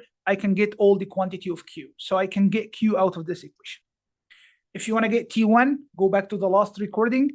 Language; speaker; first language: English; non-native, fluent; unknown